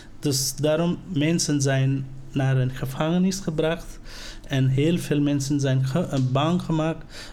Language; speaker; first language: Dutch; non-native, learner; Nepali